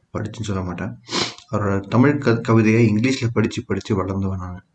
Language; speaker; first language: English; non-native, local second language; Tamil